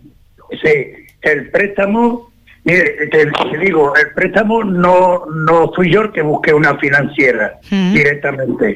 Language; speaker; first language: Spanish; native; Spanish